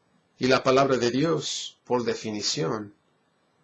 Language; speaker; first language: Spanish; non-native, fluent; English